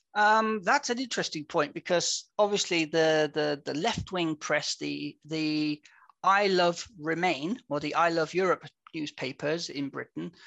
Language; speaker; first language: English; native; English